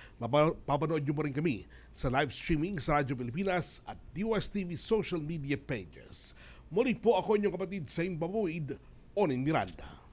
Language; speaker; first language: Filipino; native; Filipino